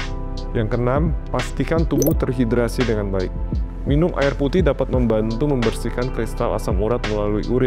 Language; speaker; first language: Indonesian; native; Indonesian